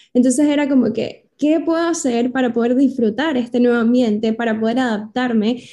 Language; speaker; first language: Spanish; native; Spanish